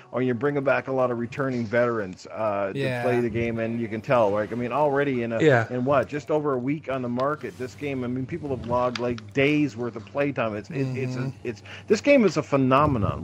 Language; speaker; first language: English; native; English